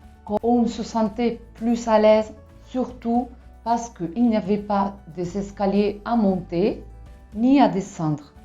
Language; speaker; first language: French; non-native, fluent; Spanish